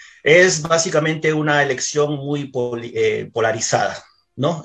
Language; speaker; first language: Spanish; native; Spanish